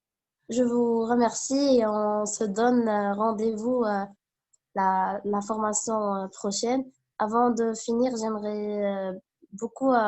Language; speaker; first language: French; non-native, local second language; Arabic